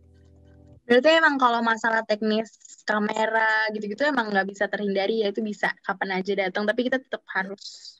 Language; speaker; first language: Indonesian; native; Indonesian